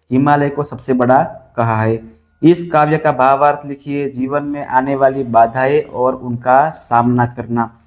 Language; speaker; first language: Hindi; non-native, local second language; Gujarati